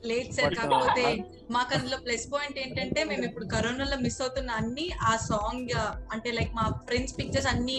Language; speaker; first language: Telugu; native; Telugu